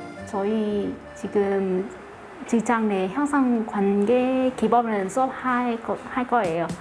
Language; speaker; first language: Korean; non-native, fluent; Vietnamese